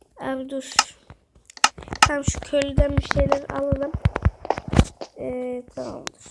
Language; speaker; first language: Turkish; native; Turkish